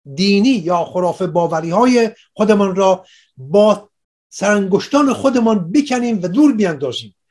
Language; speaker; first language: Persian; non-native, local second language; Assyrian Neo-Aramaic